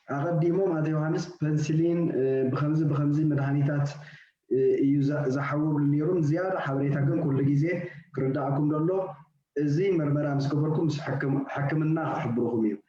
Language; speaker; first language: Tigrinya; native; Tigrinya